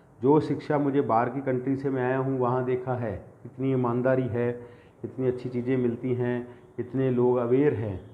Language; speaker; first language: Hindi; non-native, local second language; Punjabi